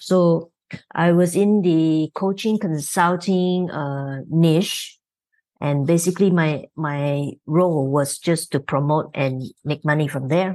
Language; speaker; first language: English; non-native, local second language; Chinese